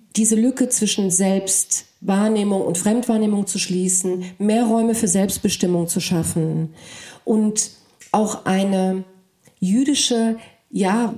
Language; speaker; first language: German; early bilingual, other home language; Polish